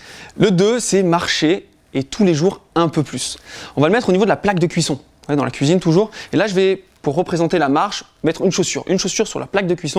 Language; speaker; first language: French; native; French